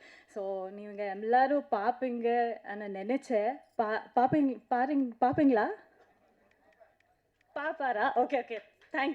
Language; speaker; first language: Tamil; non-native, learner; Kannada